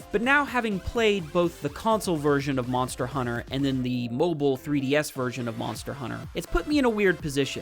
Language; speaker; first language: English; native; English